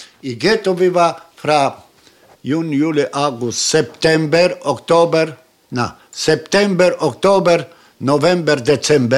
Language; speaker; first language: Swedish; non-native, learner; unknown